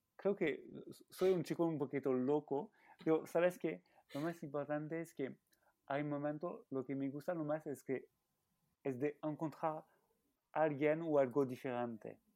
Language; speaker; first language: Spanish; non-native, learner; French